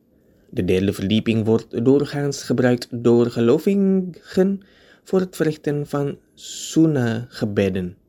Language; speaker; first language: Dutch; non-native, fluent; Indonesian